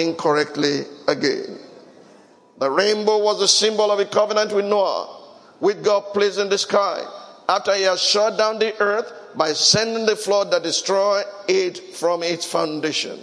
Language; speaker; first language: English; non-native, local second language; Yoruba